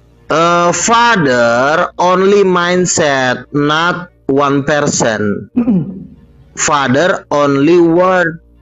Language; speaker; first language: English; non-native, learner; Indonesian